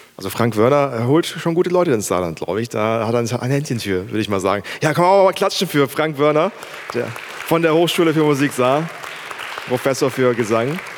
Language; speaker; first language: German; native; German